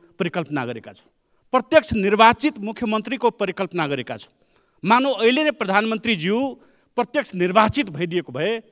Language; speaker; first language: Nepali; non-native, local second language; Maithili